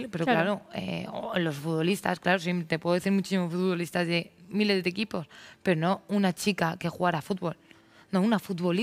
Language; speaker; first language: Spanish; native; Spanish